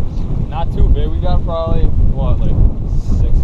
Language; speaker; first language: English; native; English